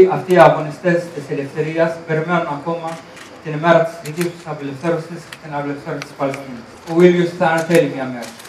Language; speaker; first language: Greek; non-native, fluent; Arabic